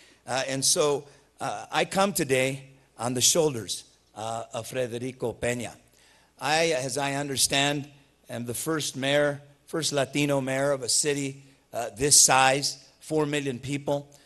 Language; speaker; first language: English; native; English